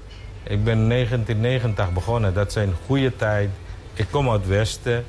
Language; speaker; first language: Dutch; non-native, fluent; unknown